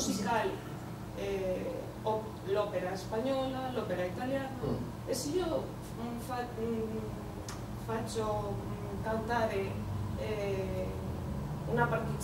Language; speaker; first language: Italian; non-native, learner; Spanish